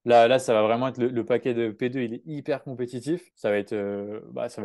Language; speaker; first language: French; native; French